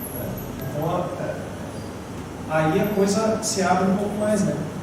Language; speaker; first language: Portuguese; native; Portuguese